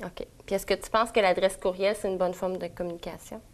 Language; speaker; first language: French; native; French